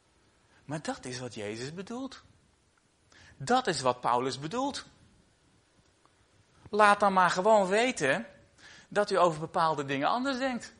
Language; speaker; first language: Dutch; native; Dutch